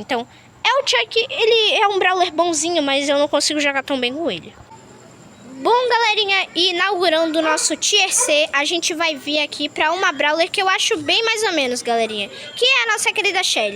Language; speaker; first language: Portuguese; native; Portuguese